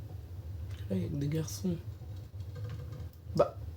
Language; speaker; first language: French; native; French